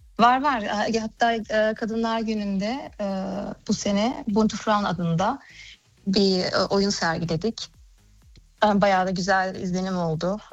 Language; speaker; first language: Turkish; early bilingual, heritage; Turkish